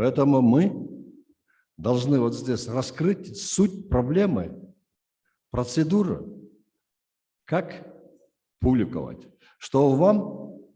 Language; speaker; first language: Russian; non-native, local second language; Kyrgyz